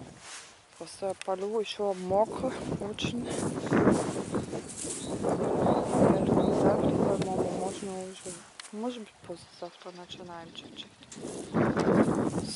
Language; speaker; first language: Russian; non-native, learner; German